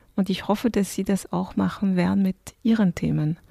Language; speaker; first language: German; non-native, fluent; French